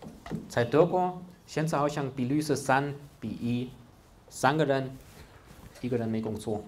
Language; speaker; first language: Chinese; non-native, fluent; German